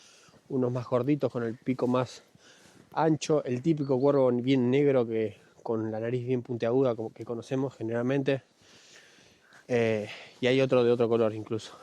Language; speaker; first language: Spanish; native; Spanish